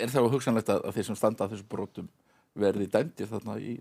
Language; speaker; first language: Icelandic; native; Icelandic